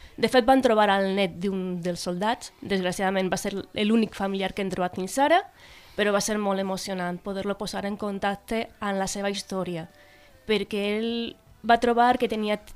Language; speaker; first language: Catalan; non-native, local second language; Spanish